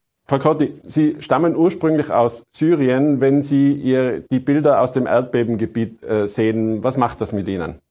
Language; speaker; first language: German; native; German